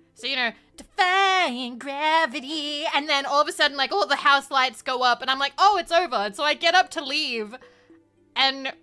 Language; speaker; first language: English; native; English